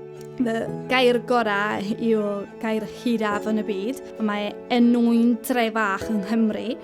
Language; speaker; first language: Welsh; non-native, learner; Spanish